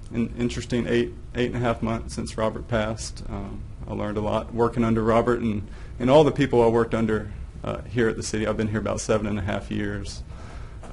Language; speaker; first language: English; native; English